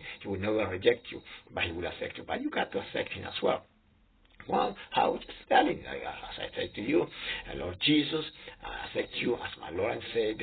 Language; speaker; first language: English; non-native, fluent; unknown